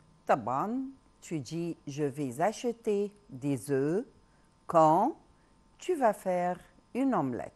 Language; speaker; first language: French; non-native, local second language; Arabic